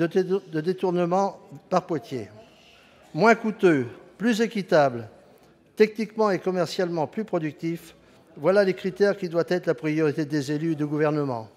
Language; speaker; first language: French; native; French